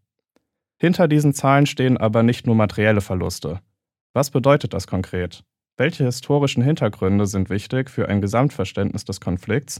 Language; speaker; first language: German; native; German